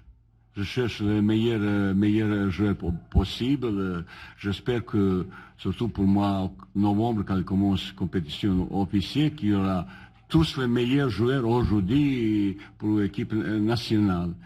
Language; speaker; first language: French; non-native, fluent; Bosnian